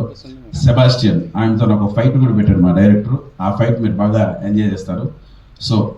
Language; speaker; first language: Telugu; native; Telugu